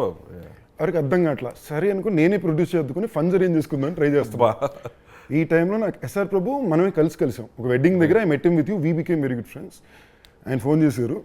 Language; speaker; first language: Telugu; native; Telugu